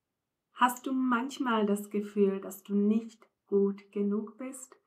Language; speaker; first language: German; non-native, fluent; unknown